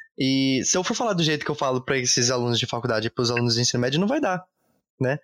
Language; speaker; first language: Portuguese; native; Portuguese